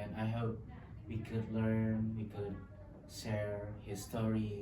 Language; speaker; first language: English; non-native, local second language; Indonesian